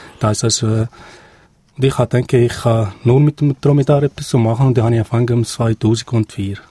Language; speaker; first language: German; non-native, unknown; Arabic